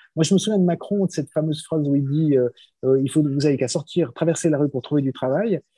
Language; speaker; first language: French; native; French